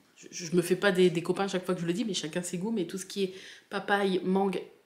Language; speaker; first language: French; native; French